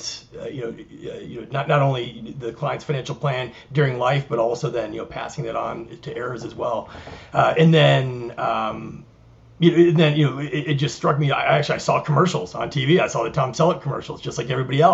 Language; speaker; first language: English; native; English